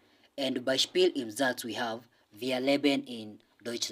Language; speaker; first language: German; non-native, learner; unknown